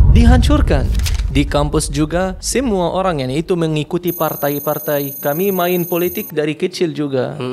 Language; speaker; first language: Indonesian; non-native, fluent; Arabic